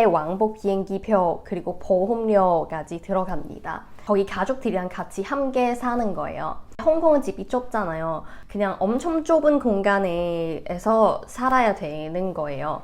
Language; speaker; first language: Korean; non-native, fluent; Cantonese